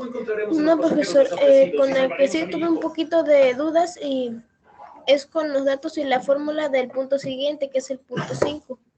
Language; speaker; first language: Spanish; native; Spanish